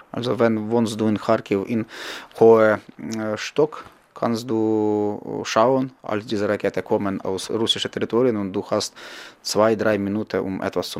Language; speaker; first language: German; non-native, learner; Ukrainian